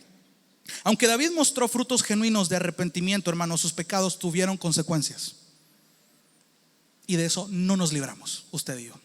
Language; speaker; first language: Spanish; native; Spanish